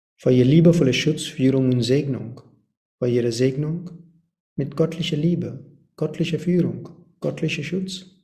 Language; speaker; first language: German; non-native, learner; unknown